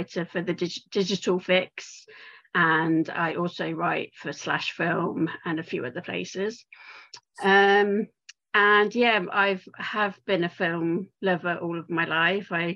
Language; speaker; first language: English; native; English